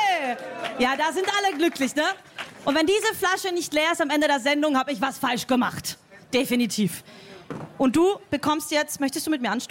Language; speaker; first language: German; native; German